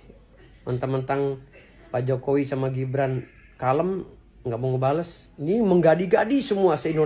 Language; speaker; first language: Indonesian; native; Indonesian